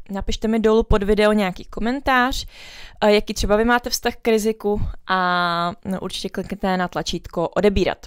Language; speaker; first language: Czech; early bilingual, other home language; Vietnamese